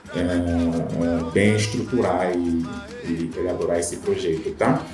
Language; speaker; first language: Portuguese; non-native, fluent; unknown